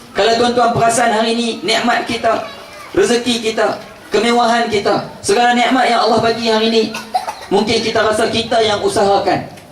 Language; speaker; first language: Malay; native; Malay